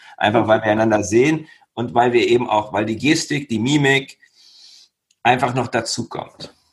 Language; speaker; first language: German; native; German